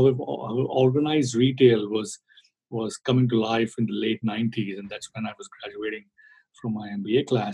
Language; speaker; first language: English; non-native, local second language; Hindi